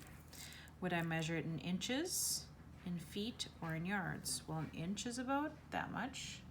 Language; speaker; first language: English; native; English